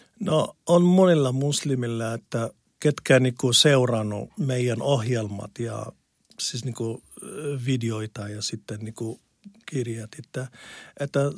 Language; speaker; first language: Finnish; non-native, learner; Arabic